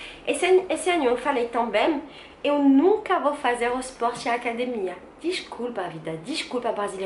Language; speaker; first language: Portuguese; non-native, learner; French